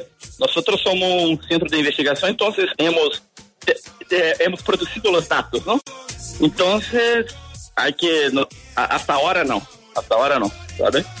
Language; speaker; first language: Spanish; non-native, learner; Portuguese